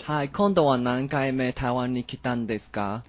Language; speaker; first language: Japanese; non-native, learner; Chinese